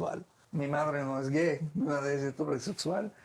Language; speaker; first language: Spanish; non-native, learner; English